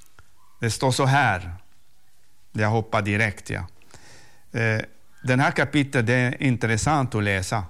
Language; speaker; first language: Swedish; non-native, fluent; Arabic